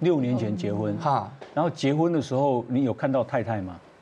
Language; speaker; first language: Chinese; native; Chinese